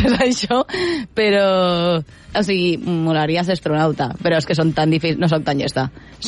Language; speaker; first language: Catalan; native; Catalan